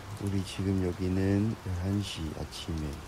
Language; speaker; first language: Korean; non-native, learner; Chinese